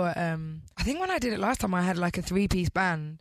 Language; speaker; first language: English; native; English